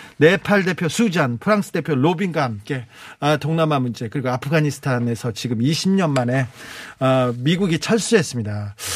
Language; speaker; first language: Korean; native; Korean